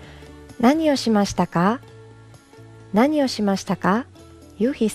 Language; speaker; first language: Japanese; non-native, fluent; Mongolian